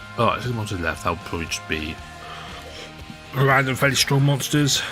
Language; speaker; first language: English; native; English